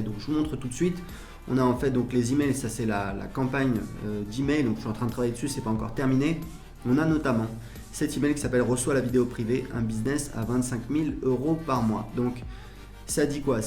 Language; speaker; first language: French; native; French